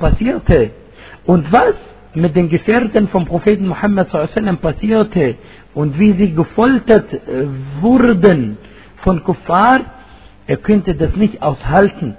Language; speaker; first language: German; non-native, fluent; Arabic